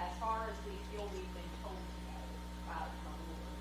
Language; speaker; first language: English; native; English